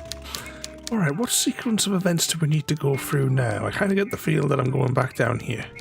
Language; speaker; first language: English; native; English